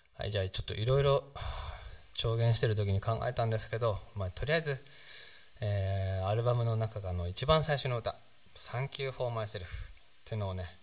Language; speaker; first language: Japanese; native; Japanese